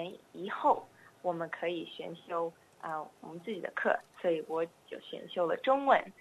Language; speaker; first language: Chinese; non-native, fluent; English